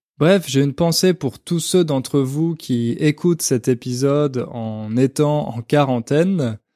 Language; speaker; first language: French; native; French